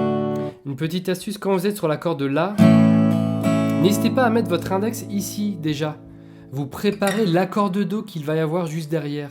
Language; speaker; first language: French; native; French